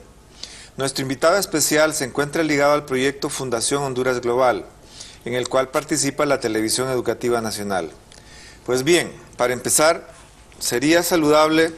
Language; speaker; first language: Spanish; native; Spanish